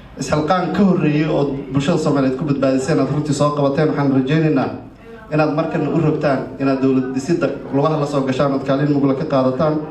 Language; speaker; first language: Somali; native; Somali